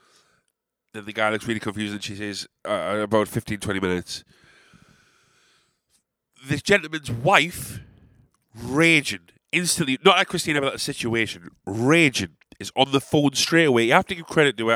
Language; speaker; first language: English; native; English